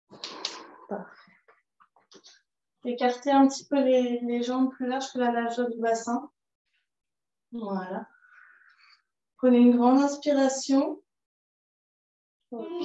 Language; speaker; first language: French; native; French